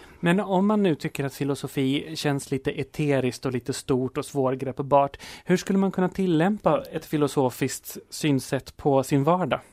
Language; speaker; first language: Swedish; native; Swedish